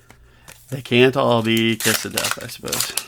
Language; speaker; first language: English; native; English